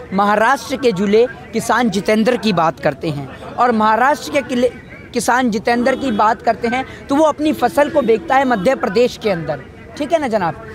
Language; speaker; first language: Hindi; native; Hindi